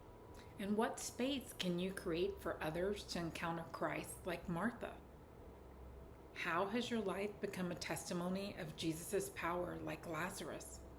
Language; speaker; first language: English; native; English